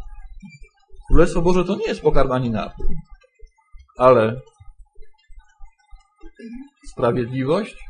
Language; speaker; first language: Polish; native; Polish